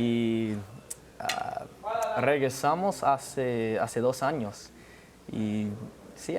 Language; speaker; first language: Spanish; non-native, fluent; English